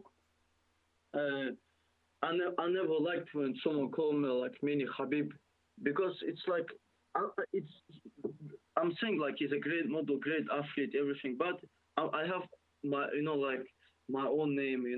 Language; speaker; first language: English; non-native, fluent; Russian